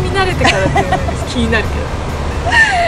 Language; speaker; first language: Japanese; native; Japanese